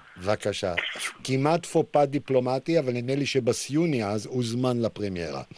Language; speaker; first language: Hebrew; native; Hebrew